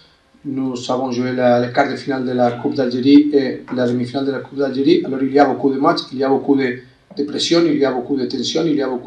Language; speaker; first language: French; non-native, fluent; Spanish